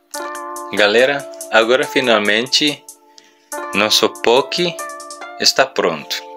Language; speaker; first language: Portuguese; non-native, learner; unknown